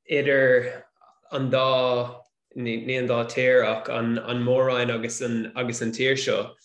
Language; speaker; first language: Irish; non-native, local second language; English